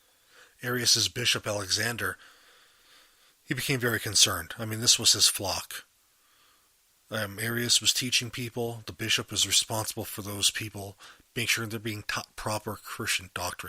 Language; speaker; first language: English; native; English